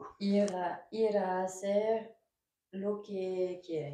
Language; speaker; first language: Spanish; non-native, learner; French